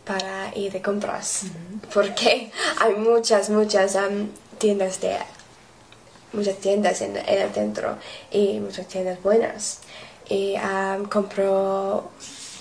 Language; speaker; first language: Spanish; non-native, learner; English